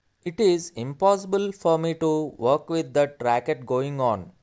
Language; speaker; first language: English; non-native, local second language; Telugu